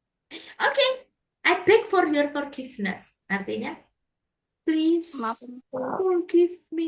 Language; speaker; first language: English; non-native, learner; Indonesian